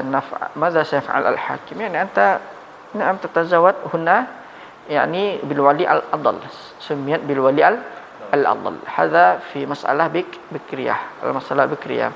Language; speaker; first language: Arabic; non-native, fluent; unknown